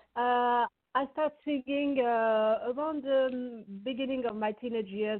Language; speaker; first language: English; non-native, fluent; French